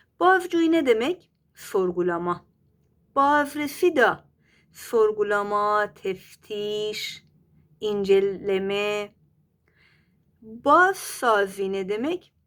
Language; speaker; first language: Turkish; non-native, fluent; Persian